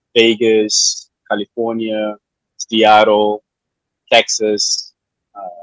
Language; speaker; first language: English; non-native, local second language; Shona